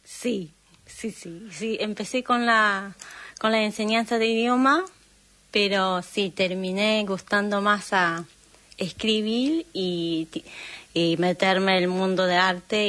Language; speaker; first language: Spanish; non-native, fluent; Japanese